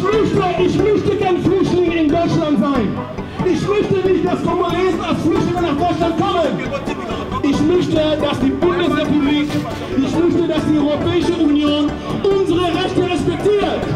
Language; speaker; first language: German; non-native, fluent; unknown